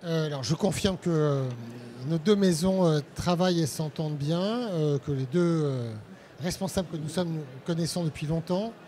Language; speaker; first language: French; native; French